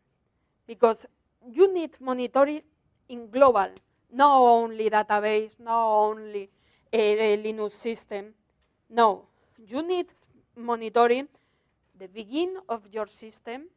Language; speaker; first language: English; non-native, learner; Spanish